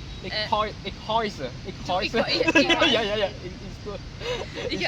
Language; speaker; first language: German; non-native, learner; Vietnamese